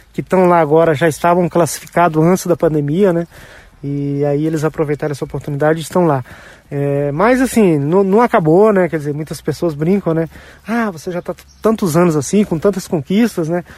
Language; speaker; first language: Portuguese; native; Portuguese